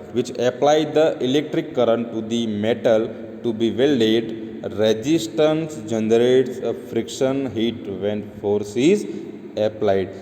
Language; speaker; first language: English; non-native, local second language; Gujarati